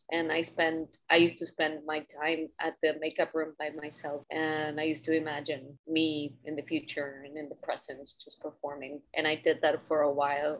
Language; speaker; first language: English; non-native, fluent; Spanish